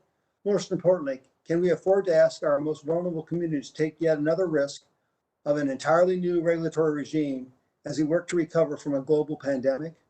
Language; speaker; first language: English; native; English